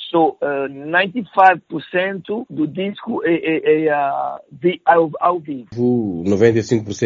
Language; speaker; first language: Portuguese; non-native, learner; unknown